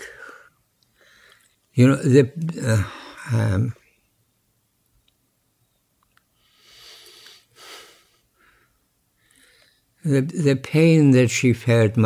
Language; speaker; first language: English; non-native, fluent; German